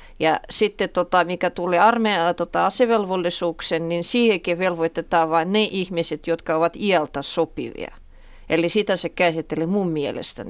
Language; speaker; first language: Finnish; non-native, fluent; Russian